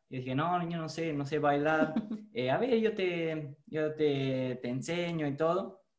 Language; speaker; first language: Spanish; non-native, fluent; Italian